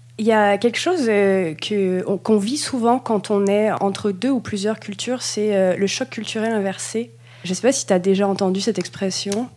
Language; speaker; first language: French; native; French